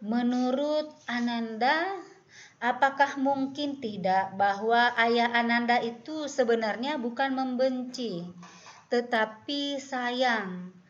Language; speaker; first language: Indonesian; native; Indonesian